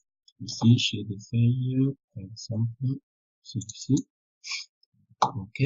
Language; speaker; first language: French; non-native, fluent; Spanish